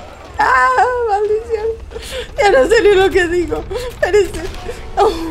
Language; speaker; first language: Spanish; native; Spanish